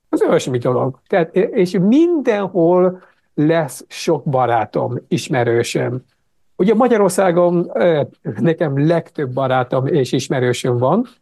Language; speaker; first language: Hungarian; non-native, fluent; Japanese